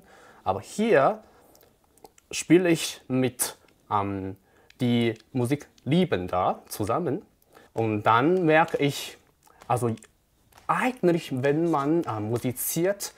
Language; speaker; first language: German; non-native, learner; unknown